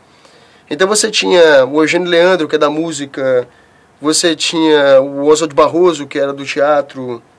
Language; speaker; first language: Portuguese; native; Portuguese